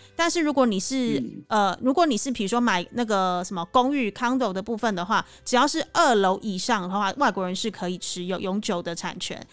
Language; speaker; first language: Chinese; native; Chinese